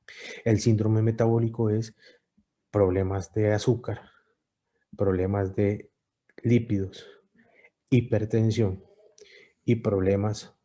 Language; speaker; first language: Spanish; native; Spanish